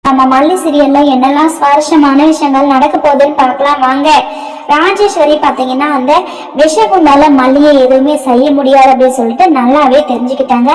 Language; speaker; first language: Tamil; native; Tamil